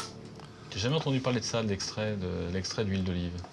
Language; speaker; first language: French; native; French